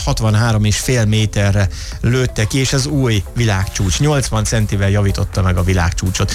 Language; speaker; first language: Hungarian; native; Hungarian